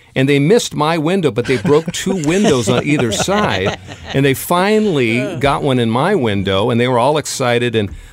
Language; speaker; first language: English; native; English